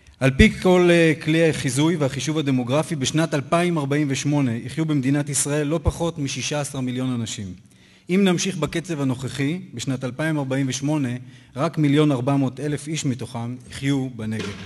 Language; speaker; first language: Hebrew; native; Hebrew